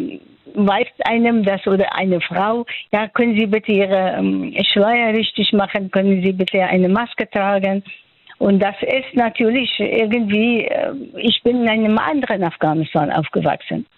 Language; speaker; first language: German; non-native, fluent; Persian